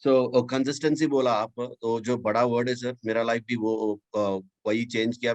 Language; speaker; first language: Hindi; non-native, local second language; Telugu